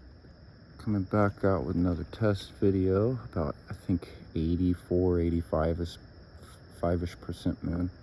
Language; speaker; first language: English; native; English